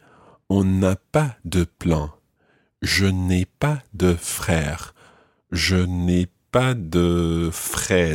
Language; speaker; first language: French; non-native, fluent; English